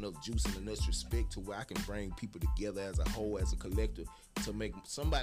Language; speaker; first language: English; native; English